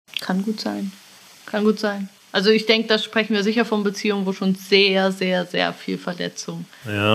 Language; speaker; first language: German; native; German